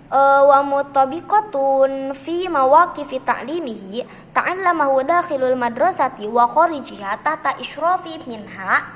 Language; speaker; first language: Arabic; non-native, learner; Indonesian